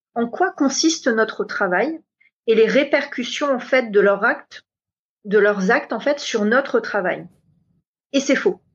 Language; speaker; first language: French; native; French